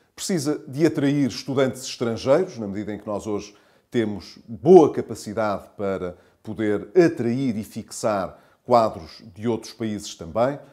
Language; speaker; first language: Portuguese; native; Portuguese